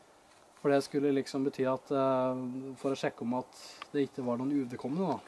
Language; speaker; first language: Norwegian; native; Norwegian